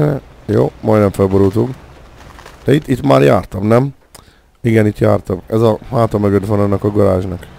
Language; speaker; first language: Hungarian; native; Hungarian